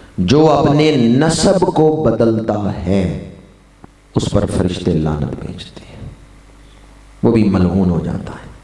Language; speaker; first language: Urdu; non-native, local second language; Punjabi